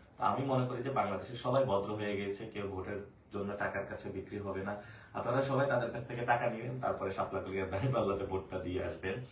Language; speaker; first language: Bangla; native; Bangla